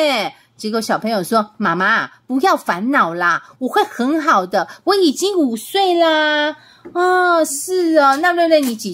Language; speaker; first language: Chinese; native; Chinese